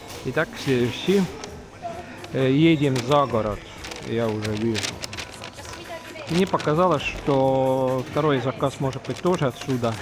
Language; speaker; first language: Russian; non-native, local second language; Estonian